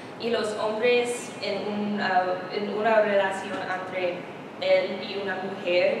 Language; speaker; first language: Spanish; non-native, learner; English